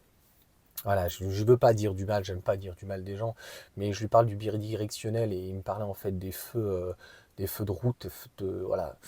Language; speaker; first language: French; native; French